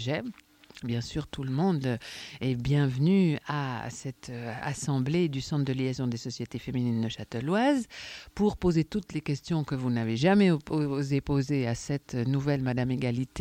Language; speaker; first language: French; native; French